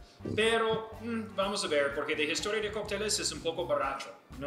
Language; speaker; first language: Spanish; non-native, learner; English